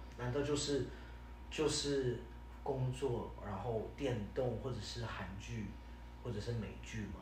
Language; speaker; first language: Chinese; early bilingual, heritage; Chinese